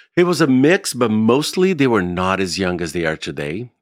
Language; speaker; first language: English; non-native, fluent; Portuguese